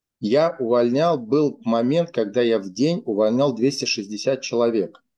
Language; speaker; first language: Russian; non-native, local second language; Tajik